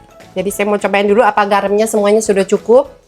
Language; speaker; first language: Indonesian; native; Indonesian